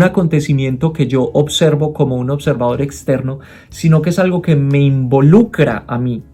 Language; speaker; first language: Spanish; native; Spanish